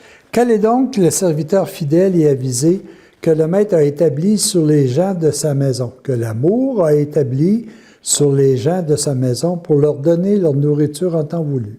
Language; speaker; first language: French; native; French